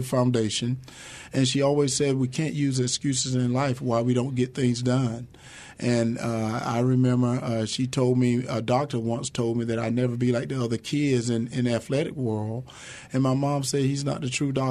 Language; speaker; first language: English; native; English